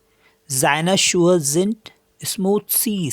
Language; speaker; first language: German; non-native, fluent; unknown